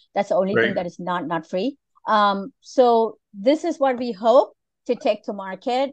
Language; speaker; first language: English; non-native, local second language; Tamil